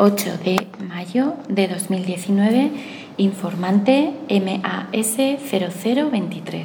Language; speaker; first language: Spanish; native; Spanish